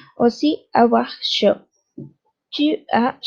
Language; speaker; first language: French; non-native, fluent; Spanish